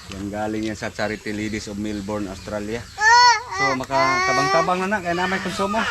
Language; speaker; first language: Filipino; non-native, local second language; Cebuano